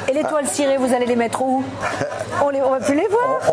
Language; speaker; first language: French; native; French